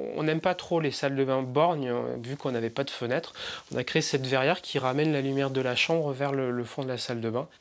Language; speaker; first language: French; native; French